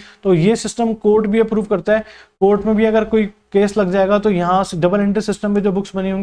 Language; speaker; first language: Hindi; native; Hindi